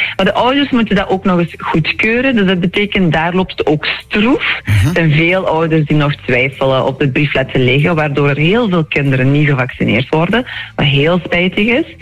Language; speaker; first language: Dutch; early bilingual, other home language; Turkish